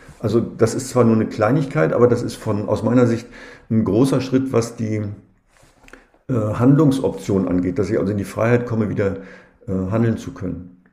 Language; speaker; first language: German; native; German